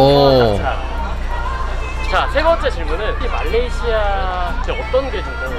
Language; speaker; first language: Korean; native; Korean